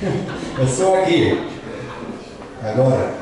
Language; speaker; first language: Portuguese; non-native, learner; English